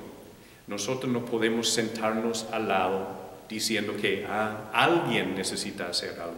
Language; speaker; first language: Spanish; non-native, fluent; English